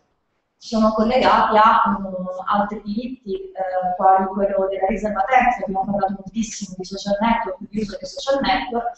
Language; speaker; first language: Italian; native; Italian